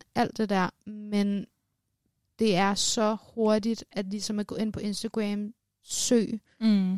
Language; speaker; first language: Danish; early bilingual, other home language; Persian